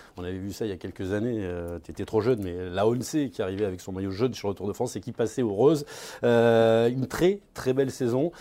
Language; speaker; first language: French; native; French